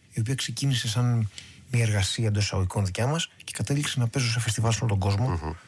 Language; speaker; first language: Greek; native; Greek